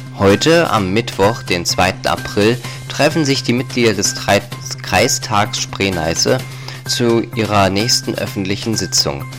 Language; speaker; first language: German; native; German